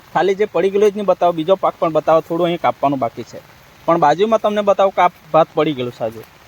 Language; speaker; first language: Gujarati; native; Gujarati